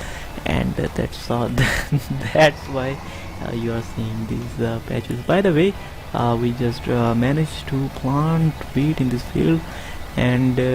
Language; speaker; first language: English; non-native, fluent; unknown